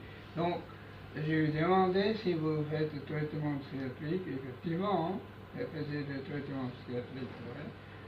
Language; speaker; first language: French; non-native, learner; Japanese